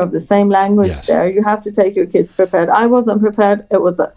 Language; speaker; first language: English; early bilingual, other home language; Persian